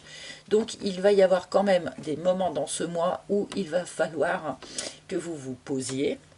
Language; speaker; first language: French; native; French